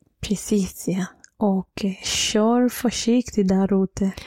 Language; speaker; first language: Swedish; non-native, fluent; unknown